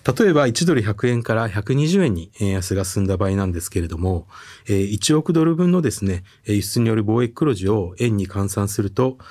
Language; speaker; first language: Japanese; native; Japanese